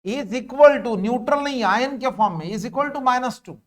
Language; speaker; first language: Hindi; non-native, local second language; Marathi